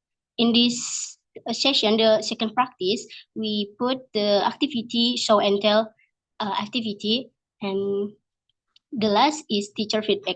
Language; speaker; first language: English; non-native, learner; Indonesian